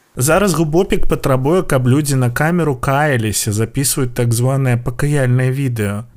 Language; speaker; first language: Belarusian; native; Belarusian